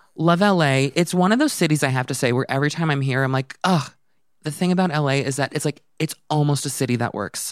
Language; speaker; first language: English; native; English